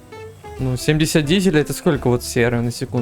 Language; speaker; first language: Russian; native; Russian